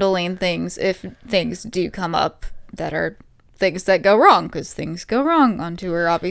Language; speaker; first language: English; native; English